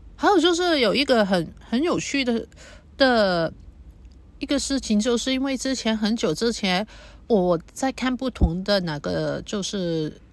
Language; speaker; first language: Chinese; non-native, local second language; Cantonese